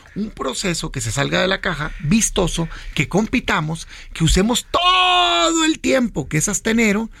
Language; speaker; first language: Spanish; native; Spanish